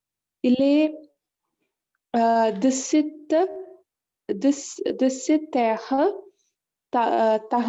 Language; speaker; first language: French; non-native, learner; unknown